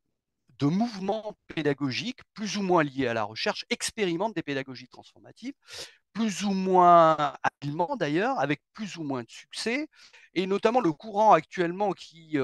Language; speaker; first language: French; native; French